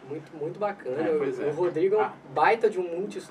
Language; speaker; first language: Portuguese; native; Portuguese